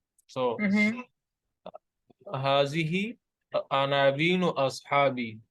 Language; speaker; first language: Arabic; non-native, fluent; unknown